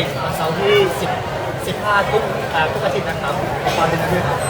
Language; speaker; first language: Thai; non-native, fluent; Burmese